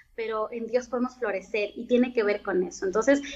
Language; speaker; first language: Spanish; native; Spanish